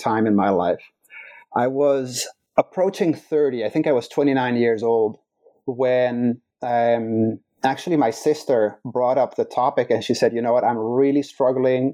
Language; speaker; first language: English; non-native, fluent; Dutch